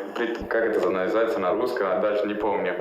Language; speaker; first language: Russian; non-native, fluent; Italian